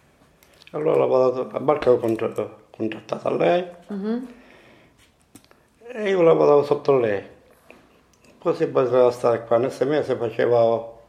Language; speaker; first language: Italian; non-native, local second language; Sicilian